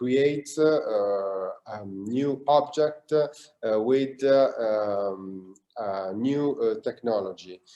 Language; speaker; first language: English; non-native, learner; Italian